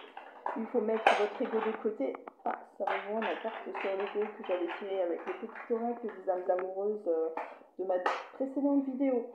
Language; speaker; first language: French; native; French